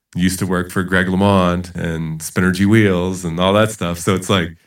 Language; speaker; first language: English; native; English